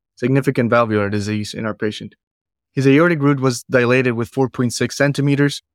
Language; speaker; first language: English; non-native, fluent; Spanish